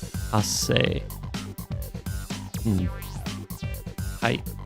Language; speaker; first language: Japanese; non-native, learner; English